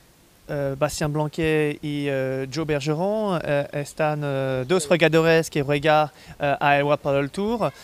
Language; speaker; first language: Spanish; non-native, learner; French